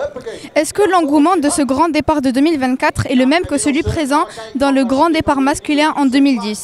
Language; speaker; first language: French; native; French